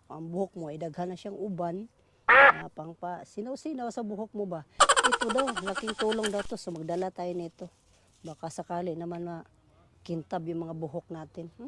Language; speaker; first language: Filipino; non-native, local second language; Cebuano